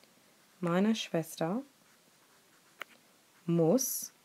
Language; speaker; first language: German; non-native, fluent; English